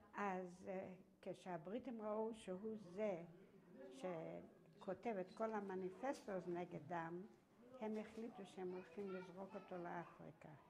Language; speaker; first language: Hebrew; native; Hebrew